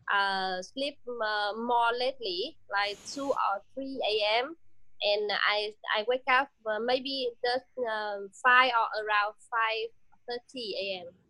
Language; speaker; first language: English; non-native, learner; Vietnamese